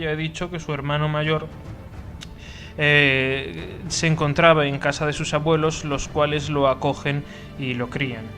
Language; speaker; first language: Spanish; native; Spanish